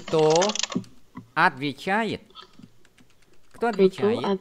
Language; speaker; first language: Russian; non-native, fluent; Vietnamese